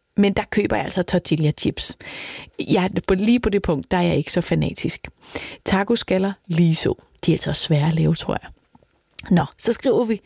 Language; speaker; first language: Danish; native; Danish